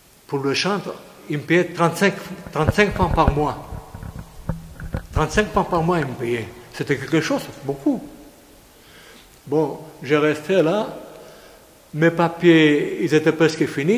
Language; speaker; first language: French; non-native, fluent; Greek